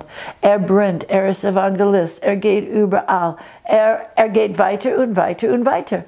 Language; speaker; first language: German; non-native, fluent; English